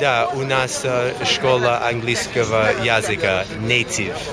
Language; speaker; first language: Russian; non-native, learner; English